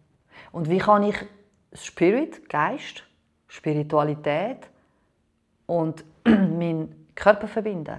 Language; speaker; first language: German; non-native, fluent; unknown